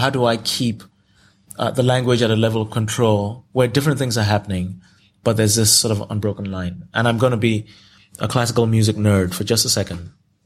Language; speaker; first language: English; non-native, local second language; Yoruba